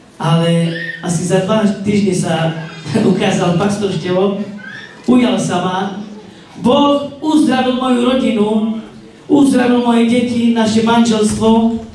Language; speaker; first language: Slovak; non-native, local second language; Romany